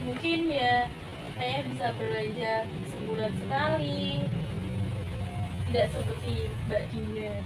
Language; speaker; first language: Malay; non-native, local second language; Javanese